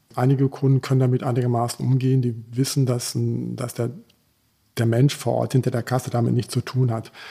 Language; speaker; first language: German; early bilingual, heritage; German